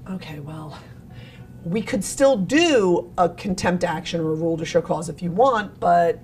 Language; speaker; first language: English; native; English